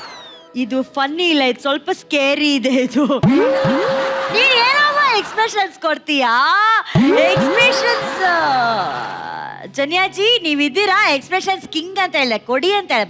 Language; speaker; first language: Kannada; native; Kannada